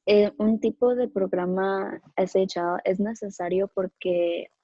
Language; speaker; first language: Spanish; early bilingual, other home language; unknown